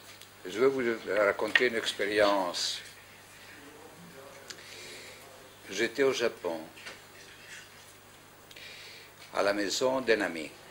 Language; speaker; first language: French; non-native, fluent; Greek